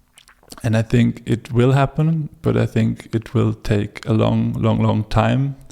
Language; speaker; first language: English; non-native, fluent; German